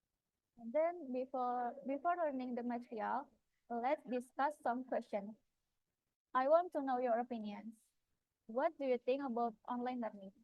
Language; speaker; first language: English; non-native, fluent; Indonesian